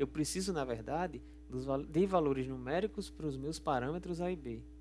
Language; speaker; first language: Portuguese; native; Portuguese